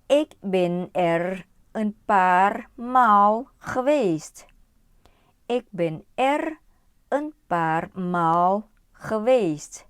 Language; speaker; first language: Dutch; non-native, learner; Thai